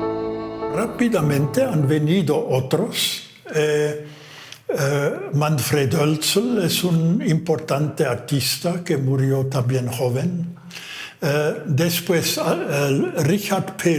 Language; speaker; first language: Spanish; non-native, fluent; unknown